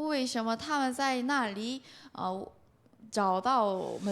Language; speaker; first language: Chinese; non-native, fluent; Korean